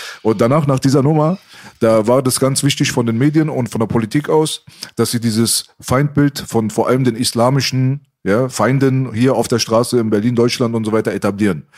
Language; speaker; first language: German; early bilingual, other home language; Persian